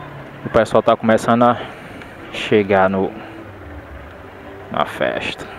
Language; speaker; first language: Portuguese; native; Portuguese